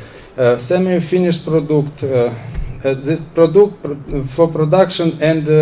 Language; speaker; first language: English; non-native, learner; Ukrainian